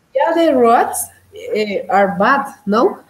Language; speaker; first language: English; non-native, learner; Spanish